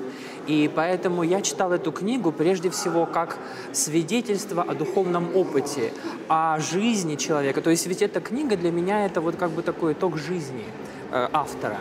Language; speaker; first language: Russian; native; Russian